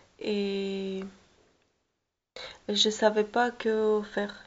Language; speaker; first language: French; non-native, learner; Russian